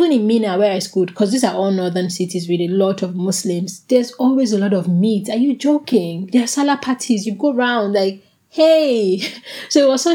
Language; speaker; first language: English; non-native, local second language; Igbo